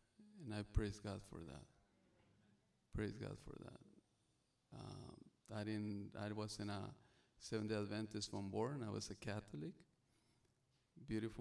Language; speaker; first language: English; non-native, learner; Spanish